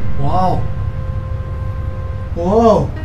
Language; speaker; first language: Chinese; native; Chinese